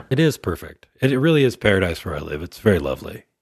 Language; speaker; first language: English; native; English